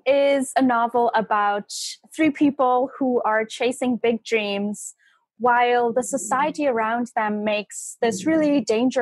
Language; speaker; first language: English; non-native, local second language; Bangla